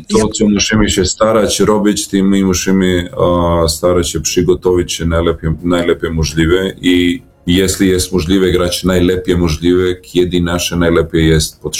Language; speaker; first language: Polish; non-native, learner; Serbian